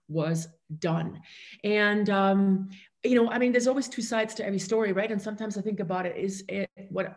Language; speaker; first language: English; non-native, fluent; German